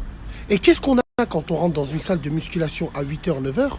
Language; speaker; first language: French; native; French